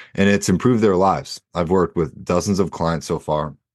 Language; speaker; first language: English; native; English